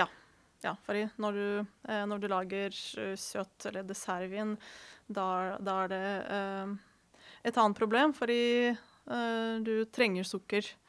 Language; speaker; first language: Norwegian; non-native, fluent; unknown